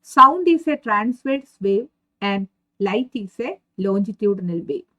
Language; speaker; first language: English; non-native, local second language; Malayalam